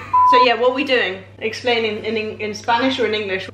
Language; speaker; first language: English; early bilingual, other home language; Spanish